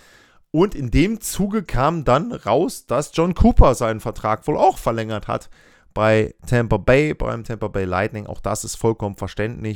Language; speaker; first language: German; native; German